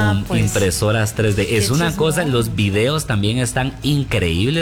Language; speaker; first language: Spanish; native; Spanish